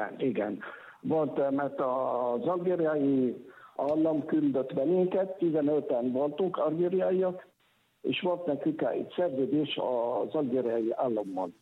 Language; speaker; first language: Hungarian; non-native, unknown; Arabic